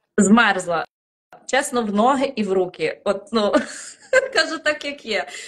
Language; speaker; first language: Ukrainian; native; Ukrainian